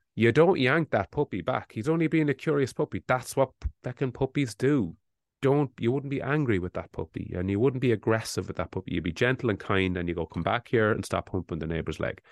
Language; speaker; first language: English; native; English